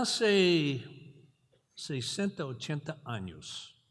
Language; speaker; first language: Spanish; non-native, learner; English